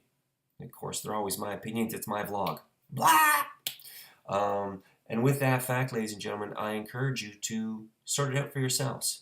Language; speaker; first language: English; native; English